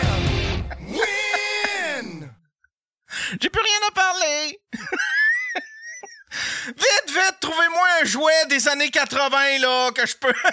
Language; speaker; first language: French; native; French